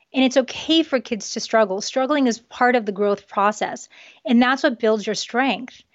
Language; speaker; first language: English; early bilingual, other home language; Japanese